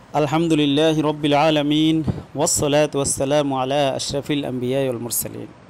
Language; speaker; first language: Arabic; non-native, fluent; Bangla